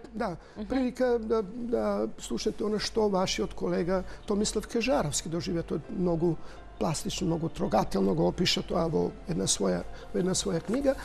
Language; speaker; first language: Macedonian; native; Macedonian